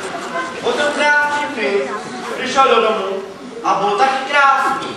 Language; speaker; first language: Czech; non-native, learner; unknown